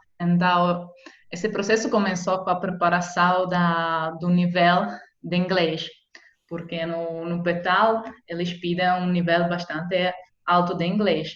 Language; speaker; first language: Portuguese; non-native, fluent; Italian